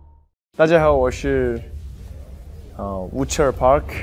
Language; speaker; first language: Chinese; non-native, learner; Korean